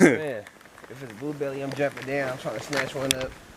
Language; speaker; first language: English; native; English